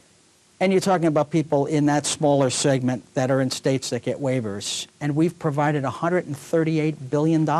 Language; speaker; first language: English; native; English